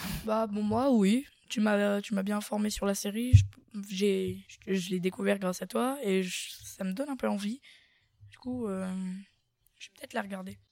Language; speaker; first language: French; native; French